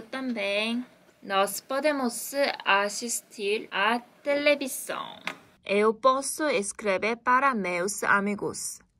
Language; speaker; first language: Portuguese; non-native, learner; Korean